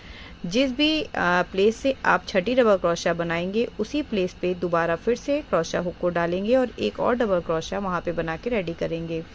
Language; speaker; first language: Hindi; native; Hindi